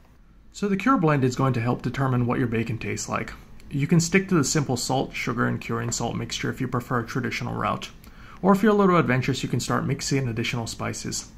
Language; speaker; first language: English; native; English